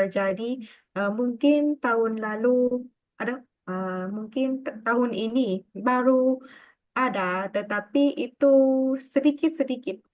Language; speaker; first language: Indonesian; non-native, learner; Vietnamese